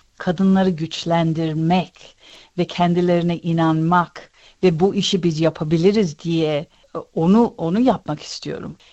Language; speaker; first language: Turkish; early bilingual, heritage; Turkish